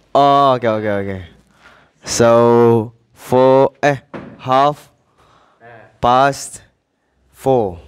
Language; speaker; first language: English; non-native, learner; Indonesian